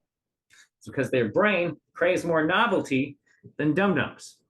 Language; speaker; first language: English; native; English